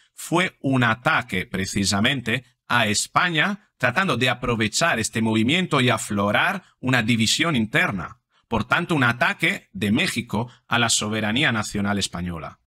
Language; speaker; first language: Spanish; non-native, fluent; Italian